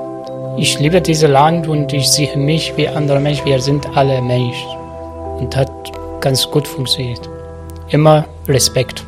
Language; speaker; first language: German; non-native, learner; Arabic